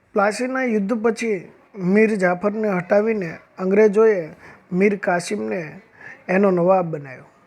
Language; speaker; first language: Gujarati; native; Gujarati